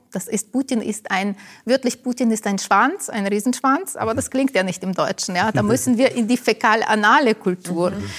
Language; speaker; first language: German; non-native, fluent; Ukrainian